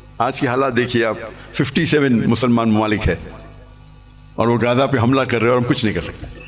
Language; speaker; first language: Urdu; non-native, local second language; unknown